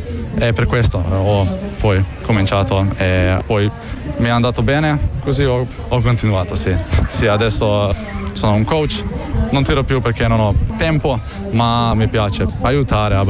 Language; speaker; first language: Italian; non-native, local second language; Slovenian